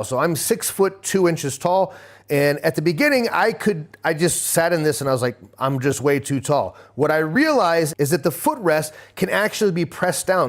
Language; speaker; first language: English; native; English